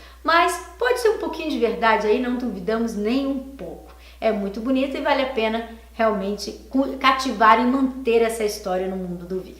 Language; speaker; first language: Portuguese; native; Portuguese